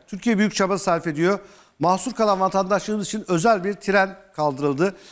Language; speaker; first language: Turkish; native; Turkish